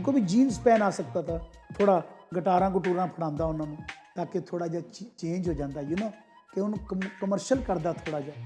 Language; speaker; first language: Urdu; non-native, local second language; Punjabi